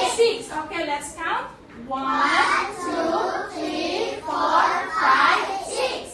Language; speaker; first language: English; non-native, fluent; Filipino